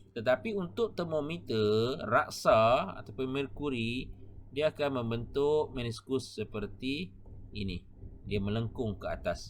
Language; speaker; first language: Malay; native; Malay